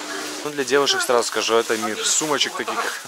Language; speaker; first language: Russian; native; Russian